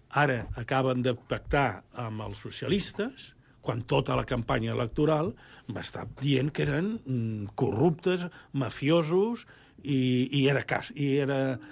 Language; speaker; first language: Catalan; native; Catalan